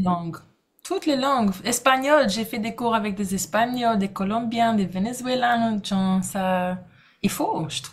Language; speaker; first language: French; non-native, fluent; English